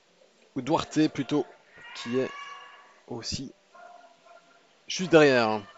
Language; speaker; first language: French; native; French